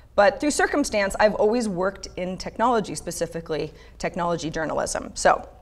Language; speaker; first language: English; native; English